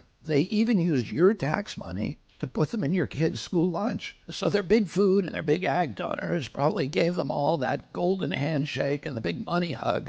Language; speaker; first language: English; native; English